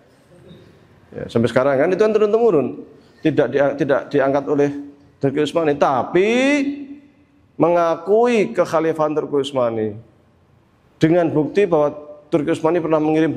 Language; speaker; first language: Indonesian; native; Indonesian